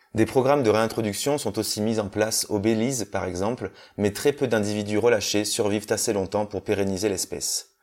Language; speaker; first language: French; native; French